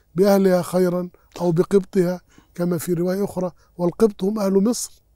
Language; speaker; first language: Arabic; native; Arabic